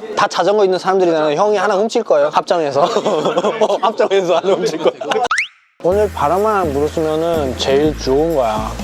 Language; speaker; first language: Korean; non-native, fluent; Nepali